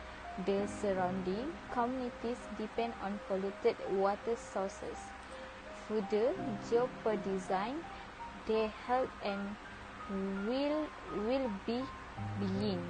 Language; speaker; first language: English; non-native, local second language; Malay